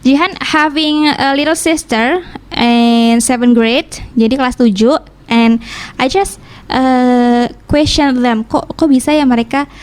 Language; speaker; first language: English; non-native, learner; Indonesian